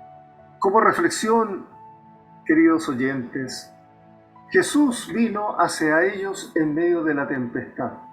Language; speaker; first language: Spanish; native; Spanish